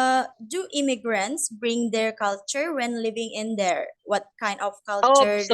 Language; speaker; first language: English; non-native, learner; Indonesian